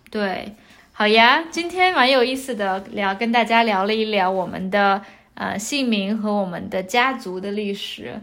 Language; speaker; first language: Chinese; native; Chinese